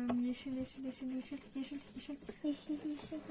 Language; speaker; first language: Turkish; native; Turkish